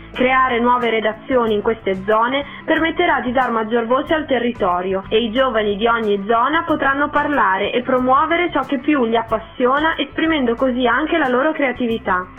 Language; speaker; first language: Italian; native; Italian